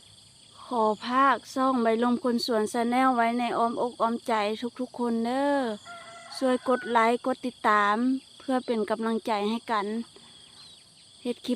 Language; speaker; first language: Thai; non-native, local second language; Lao